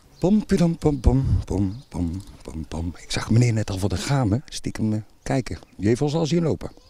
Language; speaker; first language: Dutch; native; Dutch